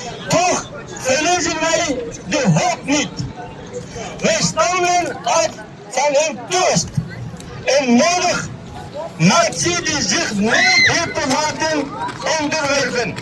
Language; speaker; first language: Dutch; non-native, fluent; Uyghur